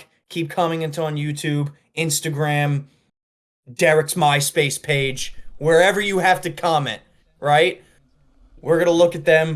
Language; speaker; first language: English; native; English